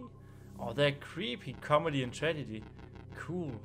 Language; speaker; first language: English; native; English